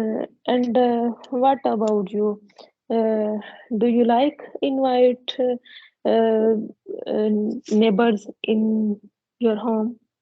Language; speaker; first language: English; non-native, learner; Punjabi